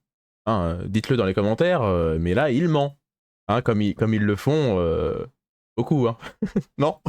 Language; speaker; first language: French; native; French